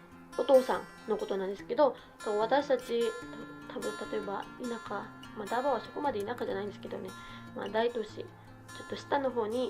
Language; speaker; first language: Japanese; non-native, fluent; Cebuano